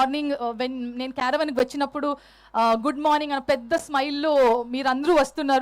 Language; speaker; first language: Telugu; non-native, learner; Kannada